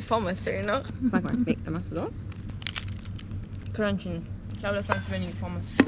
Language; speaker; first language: German; non-native, fluent; Portuguese